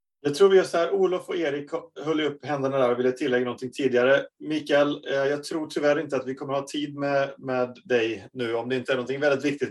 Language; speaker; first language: Swedish; native; Swedish